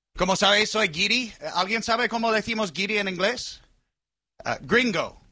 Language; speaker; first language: Spanish; non-native, fluent; English